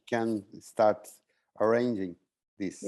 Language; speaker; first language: English; non-native, fluent; Portuguese